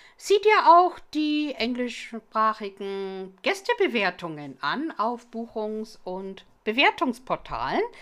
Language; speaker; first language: German; non-native, fluent; English